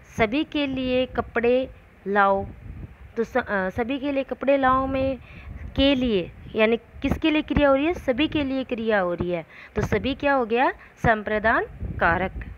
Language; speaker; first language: Hindi; native; Hindi